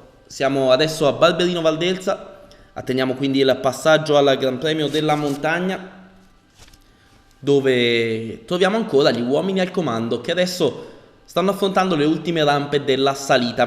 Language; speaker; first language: Italian; native; Italian